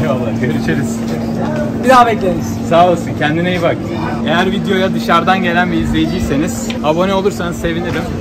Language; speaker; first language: Turkish; native; Turkish